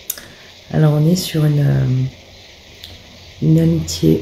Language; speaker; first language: French; native; French